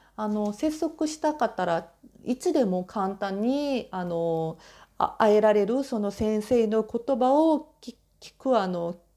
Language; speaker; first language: Japanese; non-native, fluent; Korean